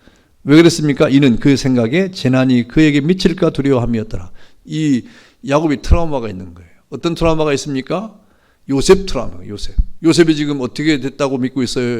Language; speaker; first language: Korean; native; Korean